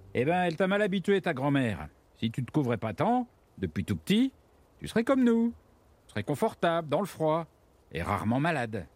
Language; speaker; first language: French; native; French